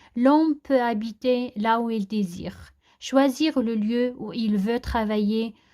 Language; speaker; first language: French; non-native, local second language; Arabic